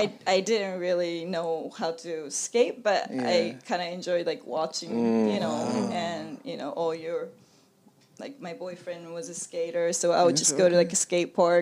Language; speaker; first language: English; non-native, fluent; Japanese